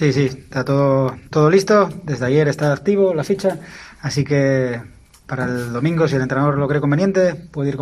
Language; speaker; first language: Spanish; native; Spanish